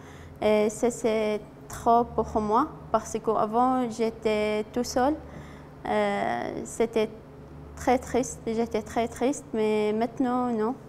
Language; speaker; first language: French; non-native, learner; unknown